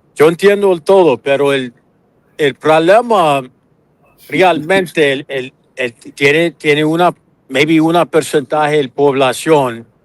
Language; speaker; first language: Spanish; non-native, learner; English